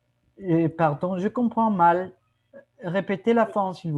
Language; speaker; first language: French; non-native, fluent; Spanish